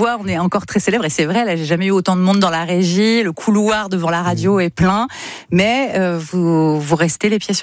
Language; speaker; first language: French; native; French